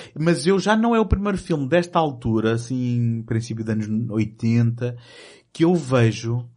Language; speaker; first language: Portuguese; native; Portuguese